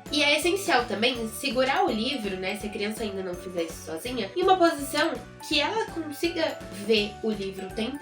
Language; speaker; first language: Portuguese; native; Portuguese